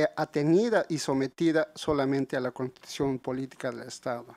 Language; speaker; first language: Spanish; native; Spanish